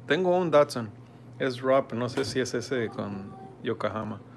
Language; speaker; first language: Spanish; early bilingual, heritage; Spanish